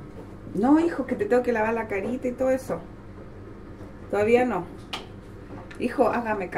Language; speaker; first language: Spanish; native; Spanish